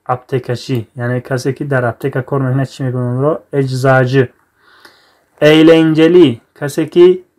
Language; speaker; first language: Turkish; non-native, fluent; Tajik